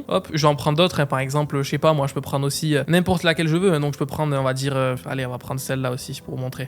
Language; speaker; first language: French; native; French